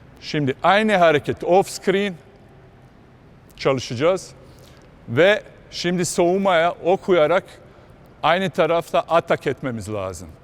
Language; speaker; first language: Turkish; non-native, fluent; Bosnian